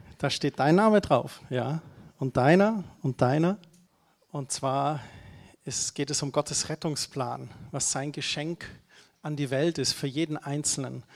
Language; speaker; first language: German; native; German